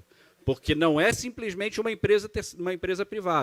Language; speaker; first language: Portuguese; native; Portuguese